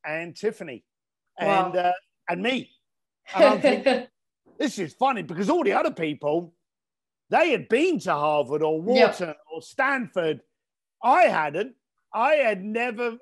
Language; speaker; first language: English; native; English